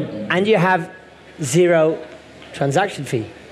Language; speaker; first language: English; non-native, learner; Spanish